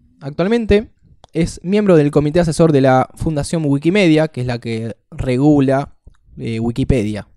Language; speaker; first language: Spanish; native; Spanish